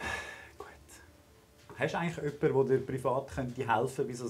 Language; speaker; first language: German; native; German